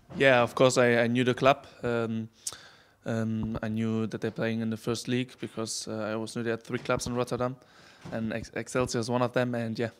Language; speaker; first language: English; non-native, fluent; German